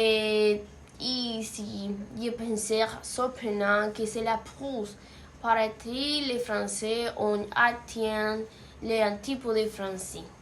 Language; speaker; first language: French; non-native, learner; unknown